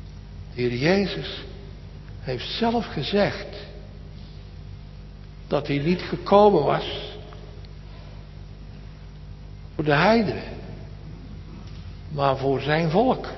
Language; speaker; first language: Dutch; native; Dutch